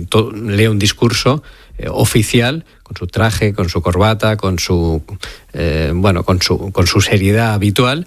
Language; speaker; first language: Spanish; native; Spanish